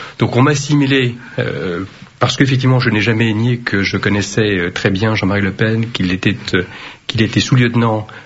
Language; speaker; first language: French; early bilingual, other home language; Vietnamese